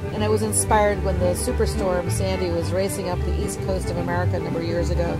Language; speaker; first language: English; native; English